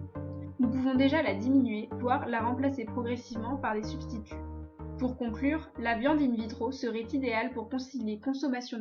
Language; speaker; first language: French; native; French